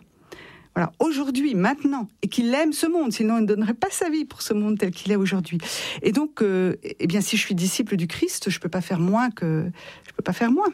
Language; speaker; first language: French; native; French